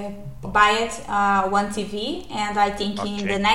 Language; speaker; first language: English; non-native, learner; Portuguese